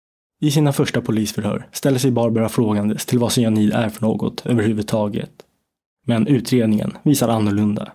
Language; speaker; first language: Swedish; native; Swedish